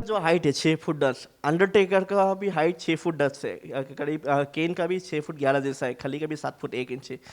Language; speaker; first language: Hindi; non-native, local second language; Assamese